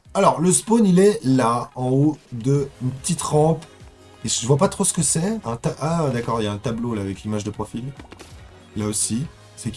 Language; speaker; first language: French; native; French